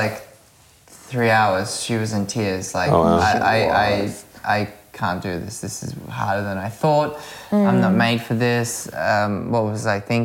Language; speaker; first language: English; early bilingual, other home language; Russian